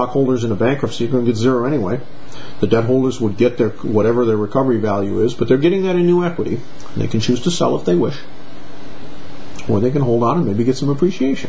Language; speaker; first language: English; native; English